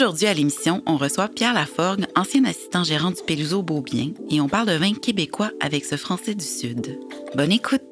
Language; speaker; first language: French; native; French